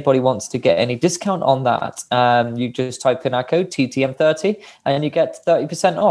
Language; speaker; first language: English; native; English